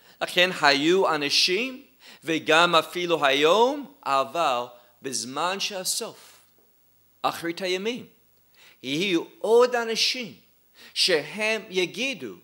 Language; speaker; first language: Hebrew; non-native, fluent; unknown